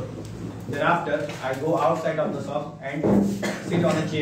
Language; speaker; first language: English; non-native, learner; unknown